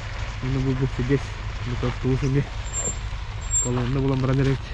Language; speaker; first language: Russian; non-native, local second language; Yakut